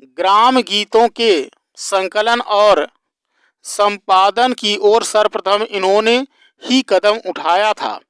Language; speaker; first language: Hindi; native; Hindi